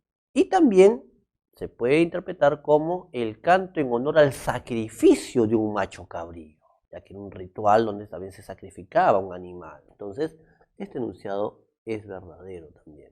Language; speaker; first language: Spanish; native; Spanish